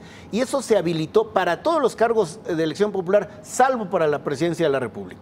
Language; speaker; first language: Spanish; native; Spanish